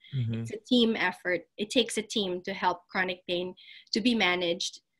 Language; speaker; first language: English; non-native, local second language; Filipino